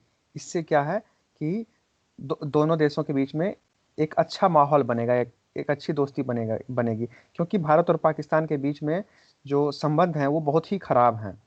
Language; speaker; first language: Hindi; native; Hindi